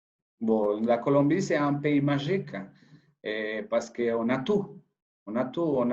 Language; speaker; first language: French; non-native, fluent; Spanish